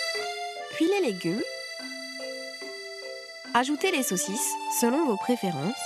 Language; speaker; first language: French; native; French